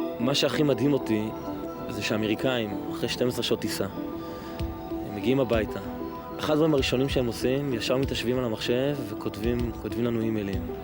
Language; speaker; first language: Hebrew; native; Hebrew